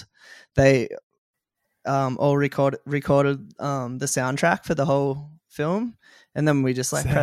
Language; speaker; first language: English; native; English